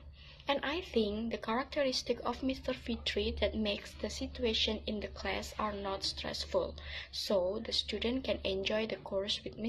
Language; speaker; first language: English; non-native, learner; Indonesian